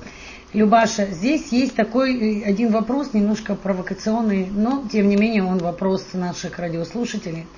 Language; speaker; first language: Russian; native; Russian